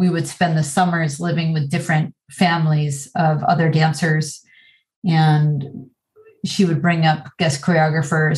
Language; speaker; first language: English; native; English